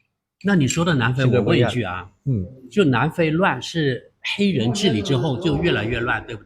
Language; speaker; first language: Chinese; native; Chinese